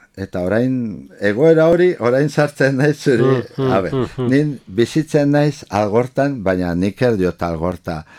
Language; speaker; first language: Basque; non-native, local second language; Spanish